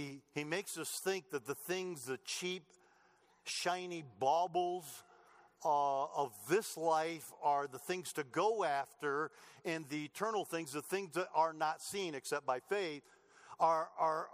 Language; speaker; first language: English; native; English